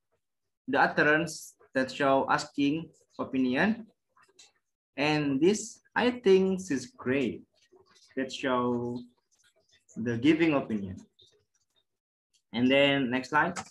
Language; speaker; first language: English; non-native, learner; Indonesian